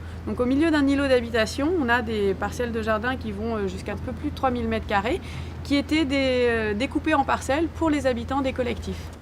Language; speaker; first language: French; native; French